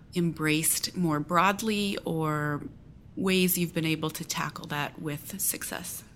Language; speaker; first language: English; native; English